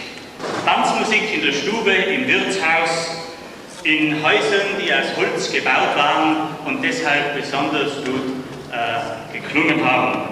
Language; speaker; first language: German; native; German